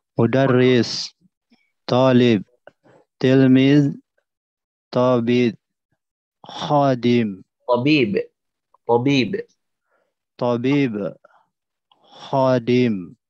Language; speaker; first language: Arabic; non-native, learner; Indonesian